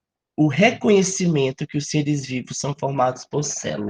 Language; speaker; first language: Portuguese; native; Portuguese